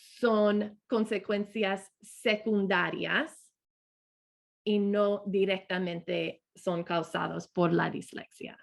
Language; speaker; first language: Spanish; non-native, fluent; English